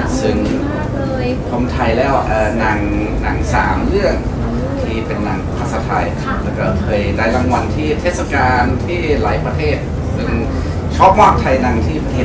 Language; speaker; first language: Thai; non-native, fluent; English